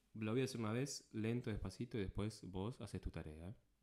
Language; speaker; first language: Spanish; native; Spanish